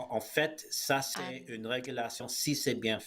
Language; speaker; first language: French; early bilingual, heritage; English